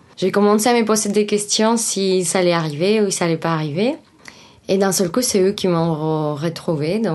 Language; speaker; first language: French; non-native, learner; Spanish